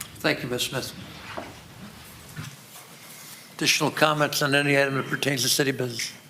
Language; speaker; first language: English; native; English